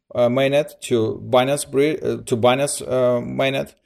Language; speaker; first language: English; early bilingual, other home language; Russian